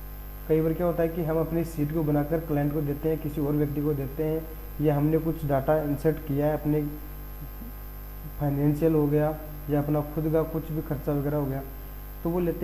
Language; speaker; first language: Hindi; native; Hindi